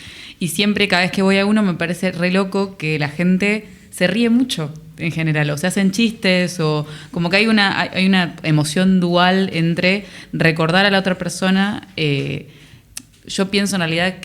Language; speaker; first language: Spanish; native; Spanish